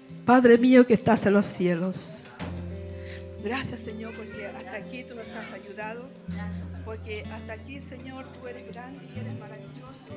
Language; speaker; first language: Spanish; native; Spanish